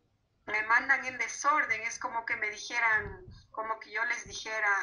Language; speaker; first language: Spanish; native; Spanish